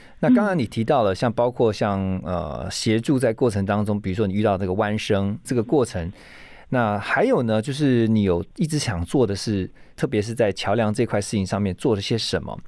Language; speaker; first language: Chinese; native; Chinese